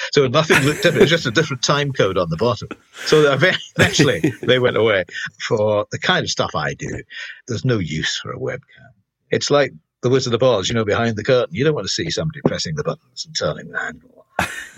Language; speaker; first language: English; native; English